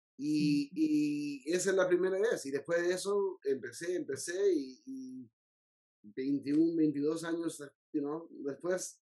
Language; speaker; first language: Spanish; early bilingual, heritage; Spanish